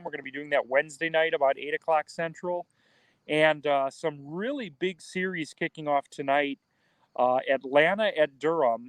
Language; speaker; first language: English; native; English